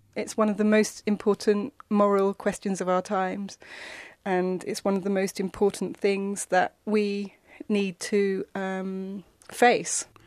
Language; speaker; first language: English; native; English